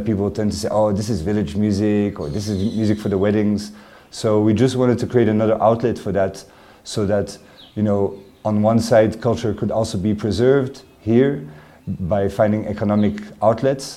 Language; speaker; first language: English; non-native, fluent; French